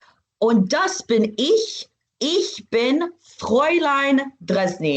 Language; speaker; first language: German; non-native, fluent; English